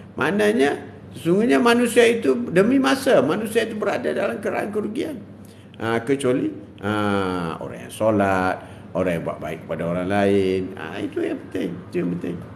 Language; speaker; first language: Malay; native; Malay